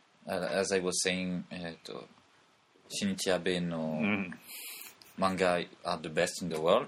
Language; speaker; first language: English; non-native, fluent; French